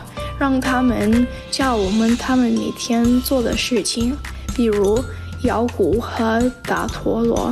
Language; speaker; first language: Chinese; non-native, learner; English